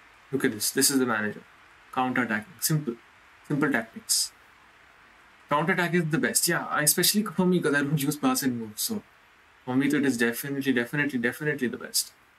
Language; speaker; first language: English; non-native, local second language; Hindi